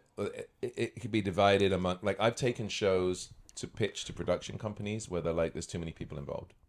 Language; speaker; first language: English; native; English